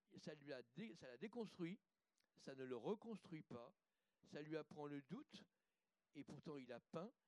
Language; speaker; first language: French; native; French